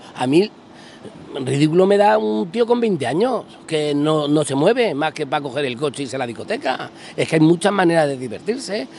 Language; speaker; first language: Spanish; native; Spanish